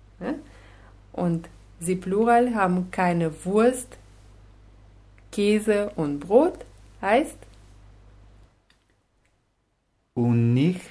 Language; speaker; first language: German; non-native, fluent; Russian